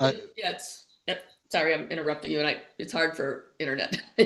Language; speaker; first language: English; native; English